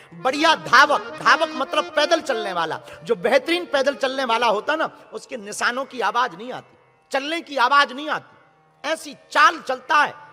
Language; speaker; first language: Hindi; native; Hindi